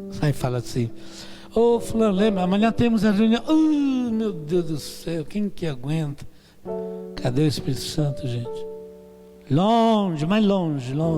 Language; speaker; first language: Portuguese; non-native, fluent; Italian